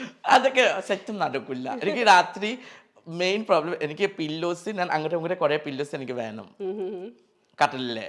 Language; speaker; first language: Malayalam; non-native, fluent; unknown